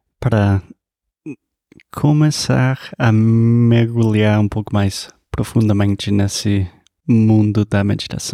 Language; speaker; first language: Portuguese; non-native, fluent; English